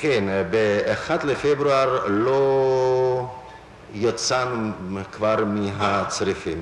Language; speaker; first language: Hebrew; non-native, fluent; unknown